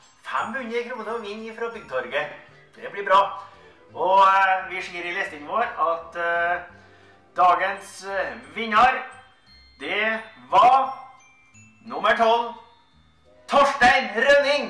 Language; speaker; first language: Norwegian; native; Norwegian